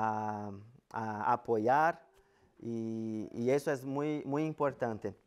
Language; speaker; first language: Spanish; non-native, fluent; Portuguese